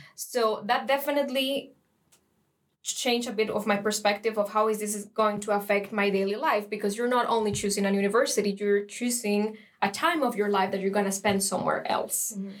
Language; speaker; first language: English; non-native, fluent; Spanish